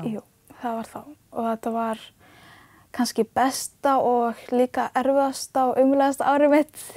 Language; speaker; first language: Icelandic; early bilingual, other home language; Ganda